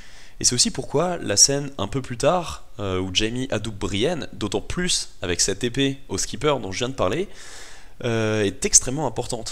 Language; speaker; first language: French; native; French